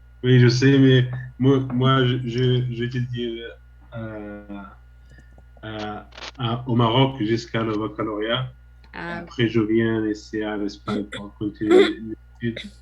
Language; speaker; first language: French; non-native, learner; Arabic